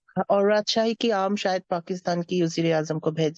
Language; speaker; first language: Hindi; non-native, fluent; Bangla